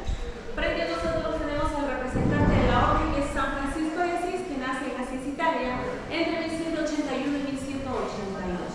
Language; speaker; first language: Spanish; native; Spanish